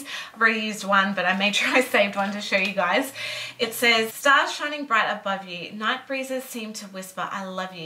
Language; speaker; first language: English; native; English